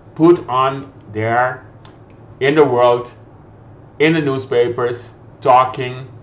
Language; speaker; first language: English; non-native, fluent; Papiamento